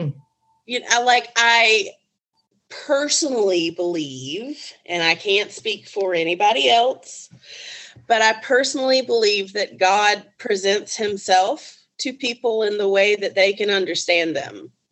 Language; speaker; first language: English; native; English